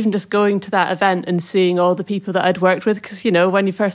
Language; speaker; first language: English; native; English